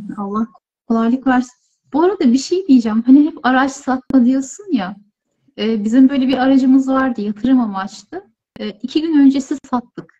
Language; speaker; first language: Turkish; native; Turkish